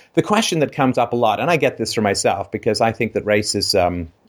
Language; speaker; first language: English; native; English